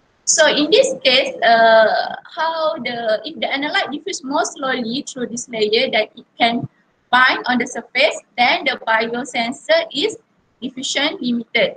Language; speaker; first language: English; non-native, local second language; Malay